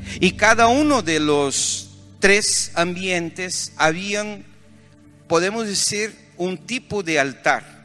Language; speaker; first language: Spanish; non-native, fluent; Portuguese